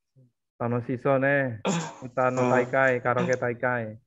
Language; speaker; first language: Japanese; non-native, fluent; Indonesian